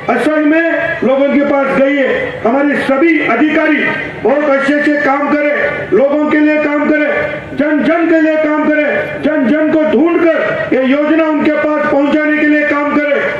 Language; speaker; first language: Hindi; non-native, local second language; Marathi